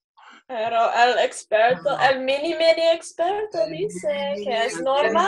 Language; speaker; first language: Spanish; non-native, learner; English